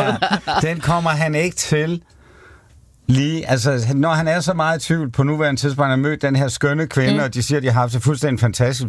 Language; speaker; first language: Danish; native; Danish